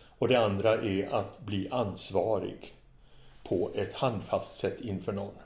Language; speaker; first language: Swedish; native; Swedish